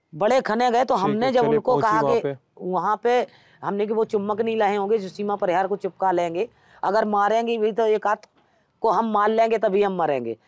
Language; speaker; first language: Hindi; native; Hindi